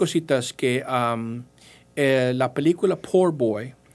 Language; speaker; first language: Spanish; early bilingual, heritage; English